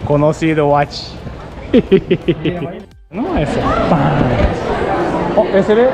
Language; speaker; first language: Spanish; non-native, learner; Japanese